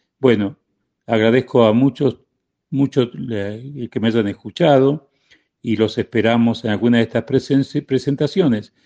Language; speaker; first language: Spanish; native; Spanish